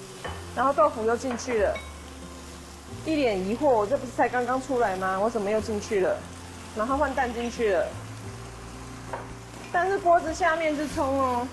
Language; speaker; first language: Chinese; native; Chinese